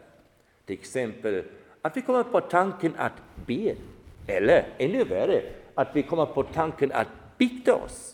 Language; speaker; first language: Swedish; non-native, fluent; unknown